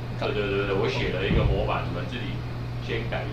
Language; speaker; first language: Chinese; native; Chinese